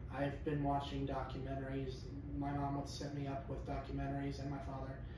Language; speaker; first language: English; native; English